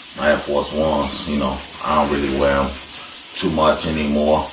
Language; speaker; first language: English; native; English